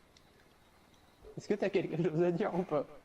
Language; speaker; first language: French; native; French